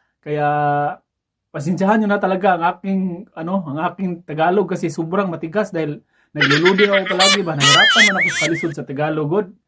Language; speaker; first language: Filipino; non-native, local second language; Cebuano